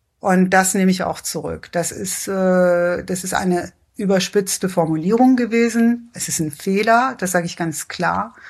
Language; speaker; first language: German; early bilingual, other home language; Persian